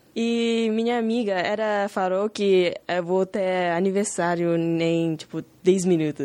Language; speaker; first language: Portuguese; non-native, learner; Japanese